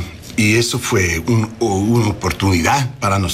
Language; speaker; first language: Spanish; early bilingual, heritage; English